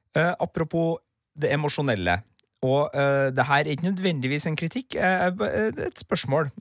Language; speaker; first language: Norwegian; native; Norwegian